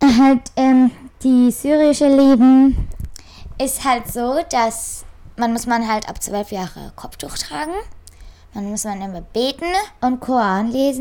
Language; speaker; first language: German; early bilingual, other home language; Arabic